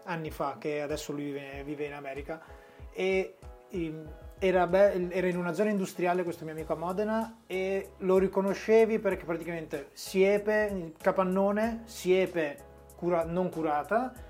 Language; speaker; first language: Italian; native; Italian